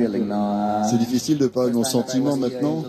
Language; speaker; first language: French; native; French